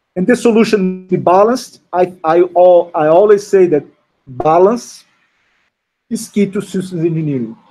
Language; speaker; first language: English; non-native, fluent; Portuguese